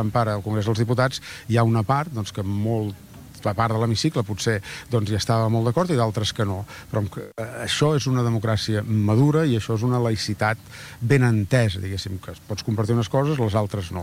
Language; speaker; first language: Catalan; native; Catalan